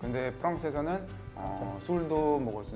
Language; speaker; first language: Korean; non-native, fluent; French